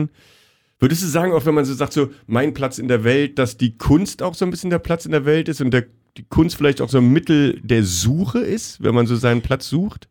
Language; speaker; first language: German; native; German